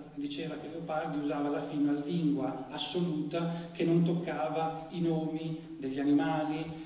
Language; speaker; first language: Italian; native; Italian